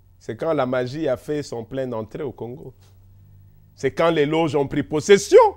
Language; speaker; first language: French; non-native, local second language; Kongo